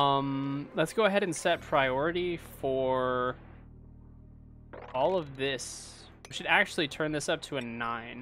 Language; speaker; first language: English; native; English